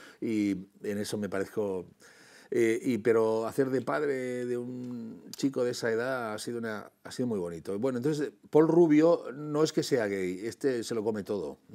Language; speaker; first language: Spanish; non-native, local second language; Catalan